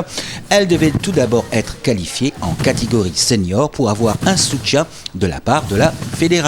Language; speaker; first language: French; native; French